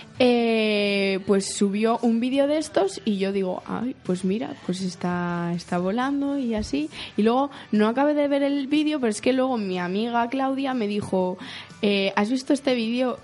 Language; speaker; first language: Spanish; native; Spanish